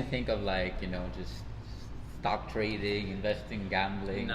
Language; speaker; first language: English; non-native, local second language; Cebuano